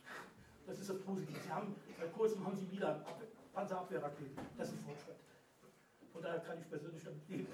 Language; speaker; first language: German; native; German